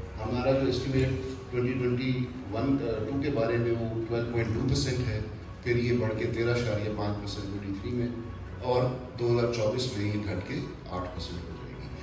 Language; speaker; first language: Urdu; native; Urdu